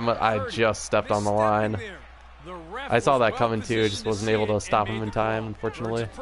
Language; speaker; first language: English; native; English